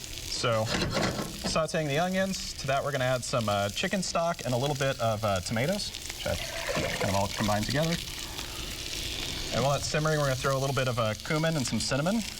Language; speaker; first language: English; native; English